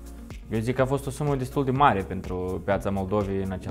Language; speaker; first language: Romanian; native; Romanian